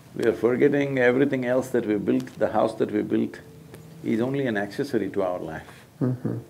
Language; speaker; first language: English; non-native, local second language; Kannada